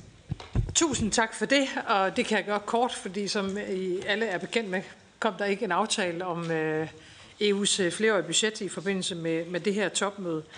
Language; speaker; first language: Danish; native; Danish